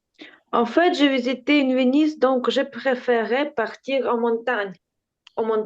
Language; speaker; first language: French; non-native, learner; Ukrainian